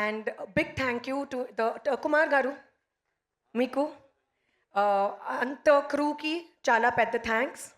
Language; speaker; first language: Telugu; non-native, learner; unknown